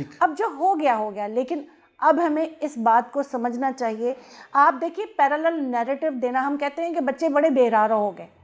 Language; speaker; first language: Urdu; non-native, local second language; Punjabi